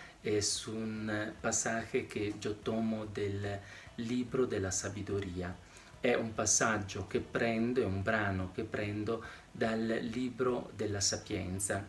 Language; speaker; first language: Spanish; non-native, fluent; Italian